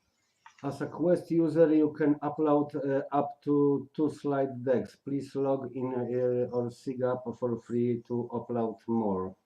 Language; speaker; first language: English; non-native, learner; Polish